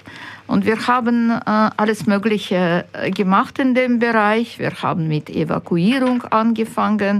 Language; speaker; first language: German; non-native, fluent; Ukrainian